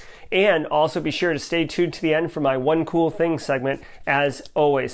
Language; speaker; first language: English; native; English